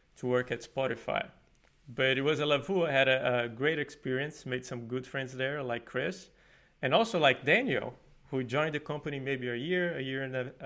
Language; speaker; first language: English; non-native, fluent; Portuguese